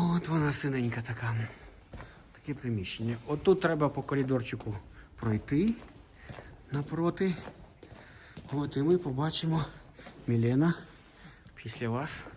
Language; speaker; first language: Ukrainian; native; Ukrainian